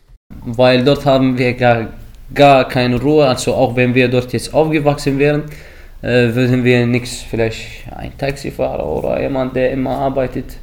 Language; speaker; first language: German; early bilingual, other home language; Arabic